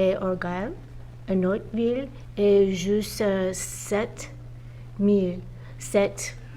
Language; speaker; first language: French; non-native, learner; English